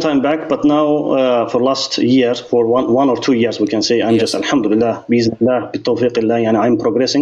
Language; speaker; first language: English; non-native, learner; Azerbaijani